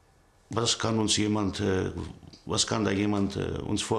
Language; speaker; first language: German; early bilingual, other home language; Greek